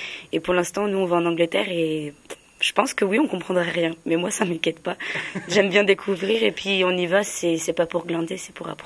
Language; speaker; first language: French; native; French